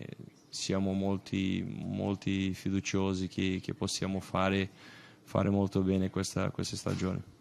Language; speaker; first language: Italian; non-native, fluent; Portuguese